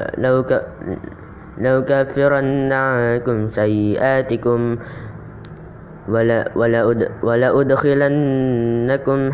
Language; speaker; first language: Arabic; non-native, learner; Indonesian